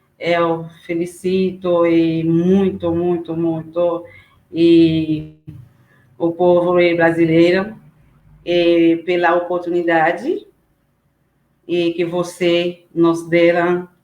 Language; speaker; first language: Portuguese; non-native, learner; Haitian Creole